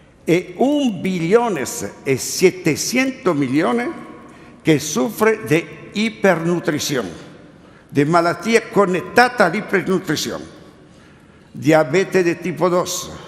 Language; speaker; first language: Spanish; non-native, learner; Italian